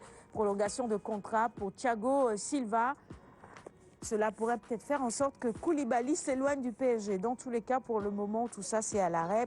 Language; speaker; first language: French; non-native, local second language; Wolof